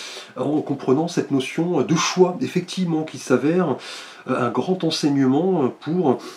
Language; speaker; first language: French; native; French